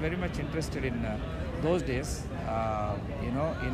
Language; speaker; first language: English; non-native, local second language; Telugu